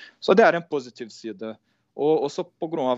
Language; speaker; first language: Norwegian; non-native, fluent; Portuguese